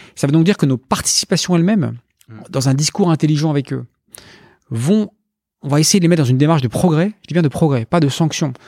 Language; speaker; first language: French; native; French